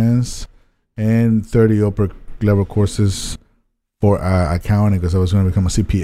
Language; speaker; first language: English; non-native, fluent; Spanish